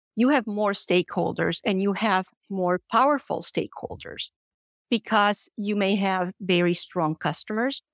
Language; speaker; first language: English; non-native, fluent; Spanish